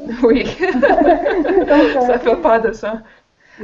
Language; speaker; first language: French; non-native, learner; English